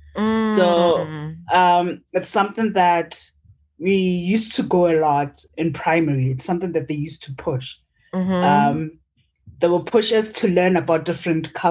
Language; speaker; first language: English; non-native, local second language; Northern Sotho